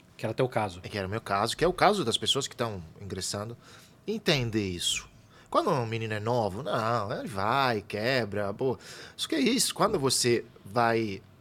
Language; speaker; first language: Portuguese; non-native, fluent; Italian